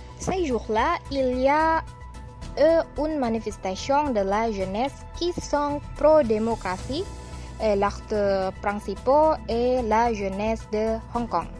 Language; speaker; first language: French; non-native, learner; Cantonese